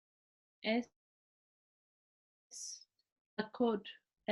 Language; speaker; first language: French; non-native, learner; English